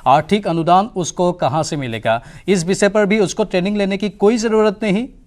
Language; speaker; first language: Hindi; non-native, local second language; Assamese